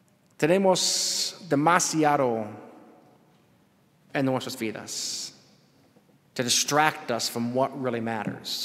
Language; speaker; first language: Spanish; non-native, learner; English